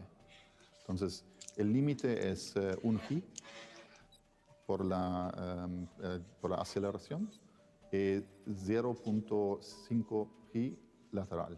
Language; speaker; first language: Spanish; non-native, fluent; Italian